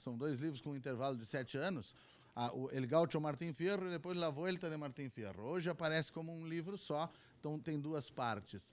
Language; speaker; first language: Portuguese; native; Portuguese